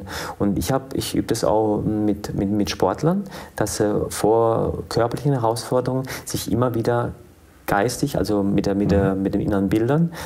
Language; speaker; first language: German; early bilingual, other home language; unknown